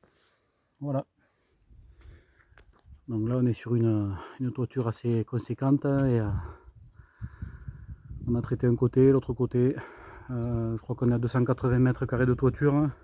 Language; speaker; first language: French; native; French